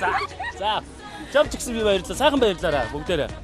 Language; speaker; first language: Mongolian; native; Mongolian